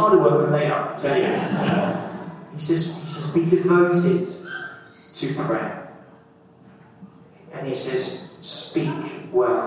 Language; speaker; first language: English; native; English